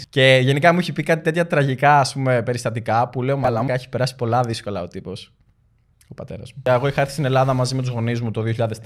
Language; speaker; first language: Greek; early bilingual, other home language; Albanian